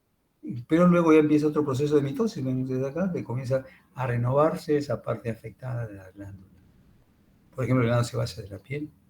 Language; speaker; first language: Spanish; native; Spanish